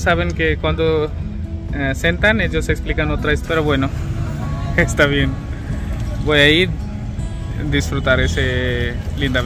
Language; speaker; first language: Spanish; non-native, learner; Hindi